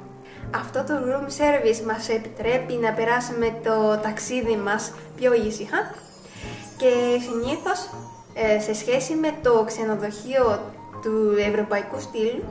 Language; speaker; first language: Greek; non-native, fluent; Japanese